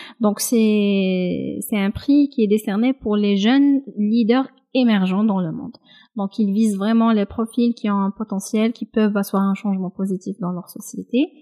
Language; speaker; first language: French; non-native, local second language; Kabyle